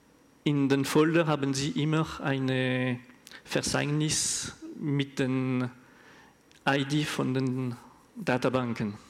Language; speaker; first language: German; non-native, learner; French